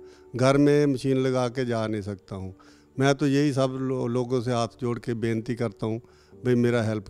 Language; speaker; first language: Hindi; non-native, local second language; Malayalam